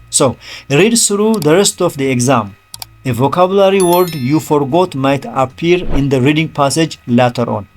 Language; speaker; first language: English; non-native, local second language; Amharic